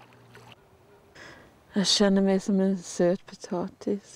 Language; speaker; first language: Swedish; non-native, fluent; Māori